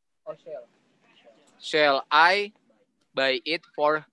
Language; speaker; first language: English; non-native, learner; Indonesian